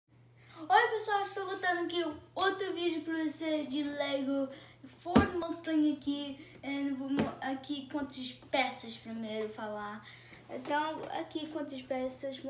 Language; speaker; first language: Portuguese; early bilingual, heritage; Portuguese